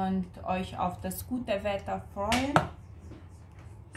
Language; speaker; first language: German; non-native, fluent; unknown